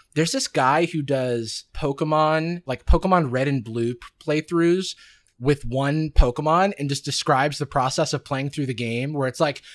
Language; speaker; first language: English; native; English